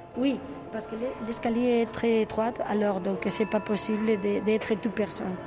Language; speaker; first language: French; non-native, fluent; Spanish